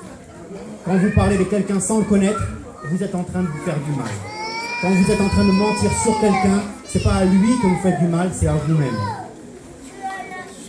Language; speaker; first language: French; native; French